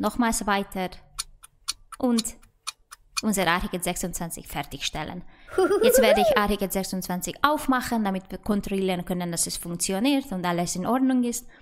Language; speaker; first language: German; non-native, fluent; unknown